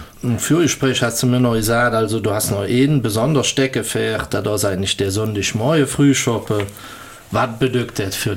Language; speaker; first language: German; native; German